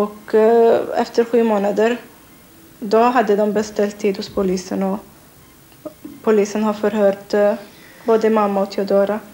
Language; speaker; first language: Swedish; non-native, learner; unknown